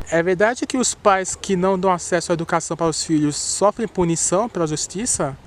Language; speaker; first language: Portuguese; native; Portuguese